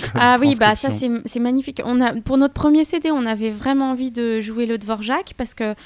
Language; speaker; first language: French; native; French